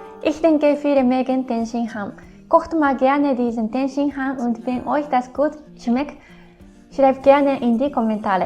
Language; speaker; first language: German; non-native, fluent; Japanese